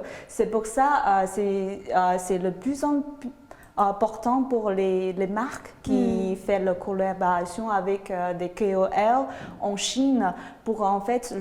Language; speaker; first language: French; non-native, fluent; Chinese